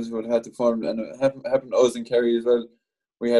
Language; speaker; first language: English; native; English